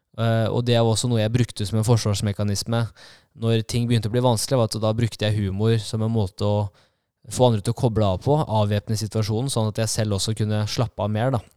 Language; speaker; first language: Norwegian; native; Norwegian